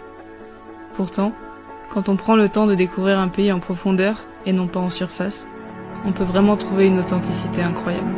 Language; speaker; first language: French; native; French